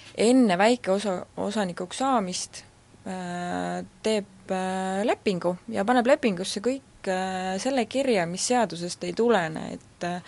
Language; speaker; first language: Estonian; native; Estonian